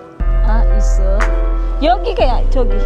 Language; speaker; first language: Korean; non-native, learner; Filipino